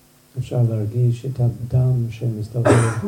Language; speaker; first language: Hebrew; non-native, fluent; English